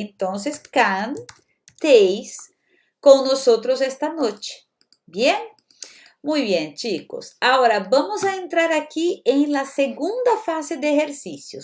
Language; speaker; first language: Spanish; non-native, fluent; Portuguese